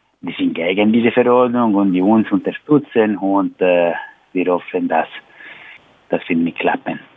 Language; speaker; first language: German; non-native, learner; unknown